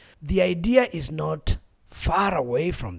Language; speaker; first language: English; non-native, local second language; Kamba